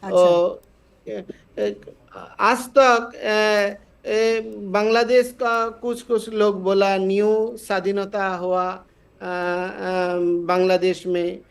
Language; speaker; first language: Hindi; non-native, learner; Bangla